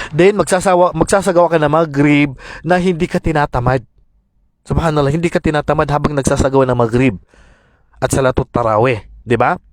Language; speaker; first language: Filipino; non-native, local second language; Maranao